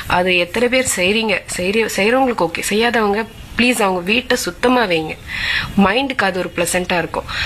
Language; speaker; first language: Tamil; non-native, local second language; Malayalam